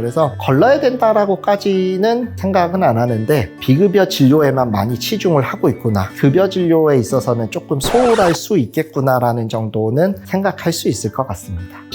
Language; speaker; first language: Korean; native; Korean